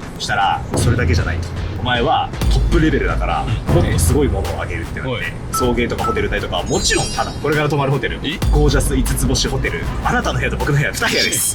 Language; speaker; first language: Japanese; native; Japanese